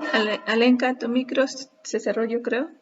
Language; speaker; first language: Spanish; native; Spanish